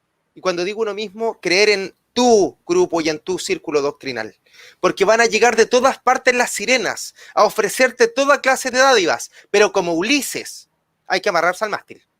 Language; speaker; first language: Spanish; native; Spanish